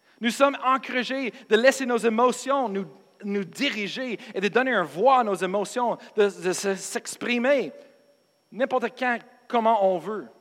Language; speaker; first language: French; non-native, fluent; English